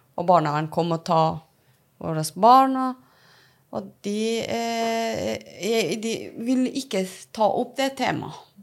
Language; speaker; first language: Norwegian; non-native, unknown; Persian